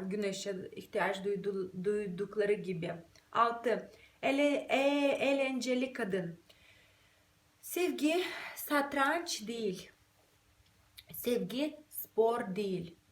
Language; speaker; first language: Turkish; non-native, fluent; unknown